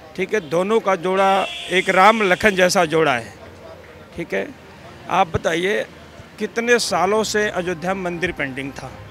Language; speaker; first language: Hindi; native; Hindi